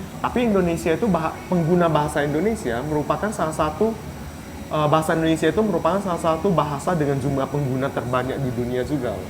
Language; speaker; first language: Indonesian; native; Indonesian